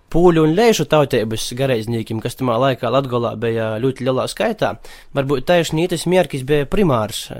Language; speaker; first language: Latvian; native; Latvian